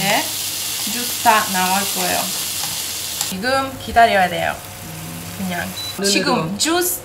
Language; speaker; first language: Korean; non-native, learner; Italian